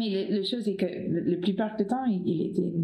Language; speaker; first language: French; non-native, learner; English